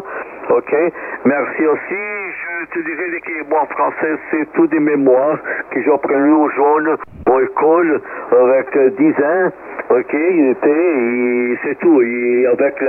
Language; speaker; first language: French; non-native, learner; Portuguese